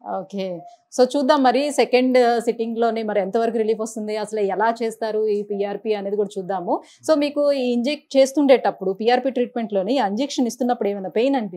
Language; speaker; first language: Telugu; native; Telugu